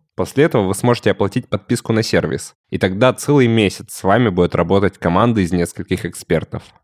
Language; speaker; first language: Russian; native; Russian